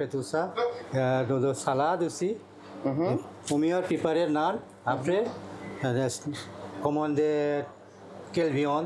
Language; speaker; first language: French; non-native, learner; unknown